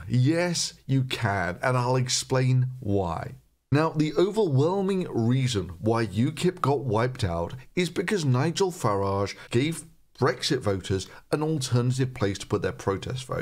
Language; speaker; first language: English; native; English